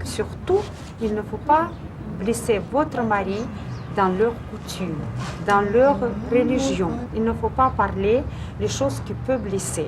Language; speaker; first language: French; non-native, fluent; Russian